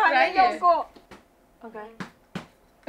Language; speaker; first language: Chinese; non-native, fluent; Vietnamese